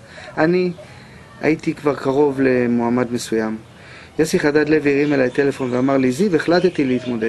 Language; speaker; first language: Hebrew; native; Hebrew